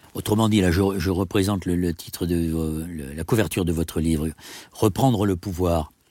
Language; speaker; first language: French; native; French